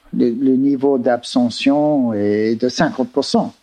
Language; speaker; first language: French; non-native, fluent; English